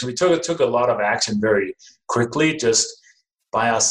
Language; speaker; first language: English; non-native, fluent; Danish